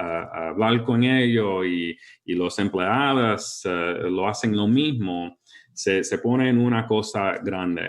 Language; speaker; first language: Spanish; early bilingual, heritage; English